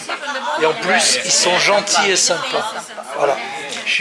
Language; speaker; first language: French; native; French